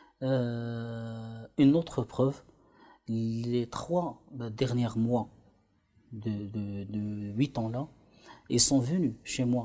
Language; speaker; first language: French; non-native, learner; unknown